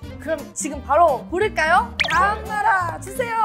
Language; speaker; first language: Korean; non-native, fluent; Thai